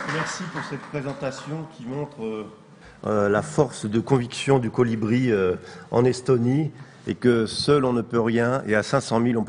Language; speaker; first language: French; native; French